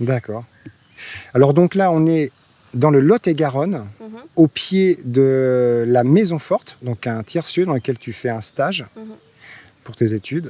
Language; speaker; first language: French; native; French